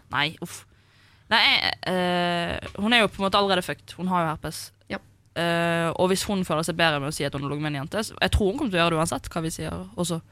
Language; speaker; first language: Norwegian; native; Norwegian